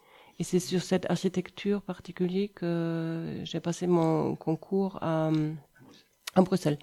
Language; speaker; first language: French; non-native, fluent; German